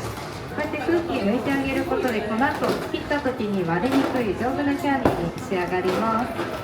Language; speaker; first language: Japanese; native; Japanese